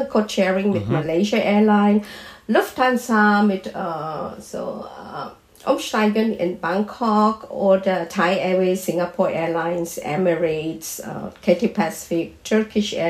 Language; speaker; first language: German; non-native, fluent; Malay